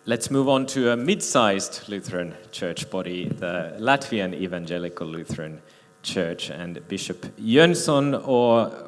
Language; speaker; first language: English; non-native, fluent; Finnish